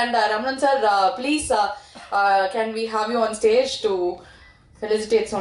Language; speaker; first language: Tamil; native; Tamil